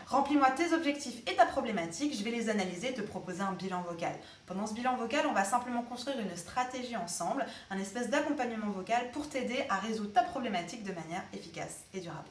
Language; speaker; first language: French; native; French